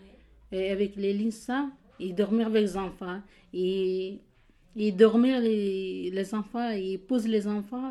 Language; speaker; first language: French; non-native, learner; Kurdish